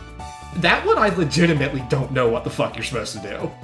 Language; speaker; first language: English; native; English